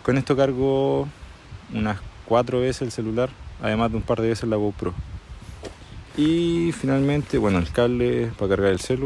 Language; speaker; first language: Spanish; native; Spanish